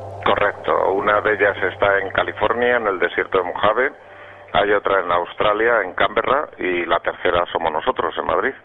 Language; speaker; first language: Spanish; native; Spanish